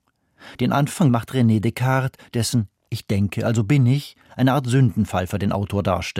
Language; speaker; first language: German; native; German